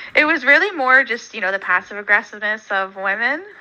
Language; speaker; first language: English; native; English